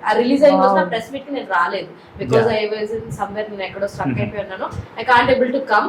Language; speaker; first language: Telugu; native; Telugu